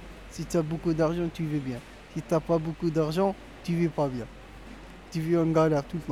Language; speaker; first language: French; non-native, local second language; Arabic